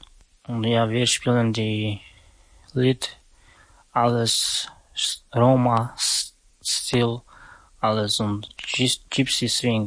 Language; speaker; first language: German; non-native, learner; Slovak